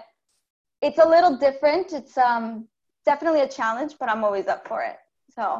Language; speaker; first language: English; native; English